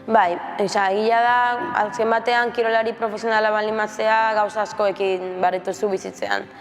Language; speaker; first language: Basque; early bilingual, other home language; Spanish